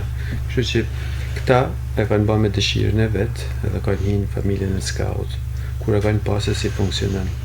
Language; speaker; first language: Albanian; native; Albanian